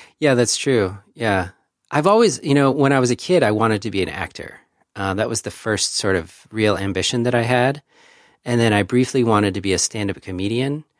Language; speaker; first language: English; native; English